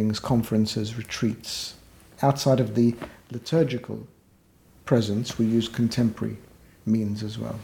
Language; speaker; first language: English; native; English